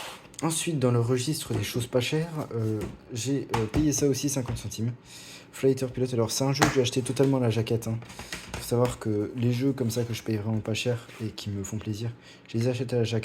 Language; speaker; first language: French; native; French